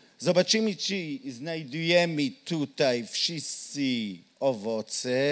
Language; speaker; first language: Polish; non-native, learner; Hebrew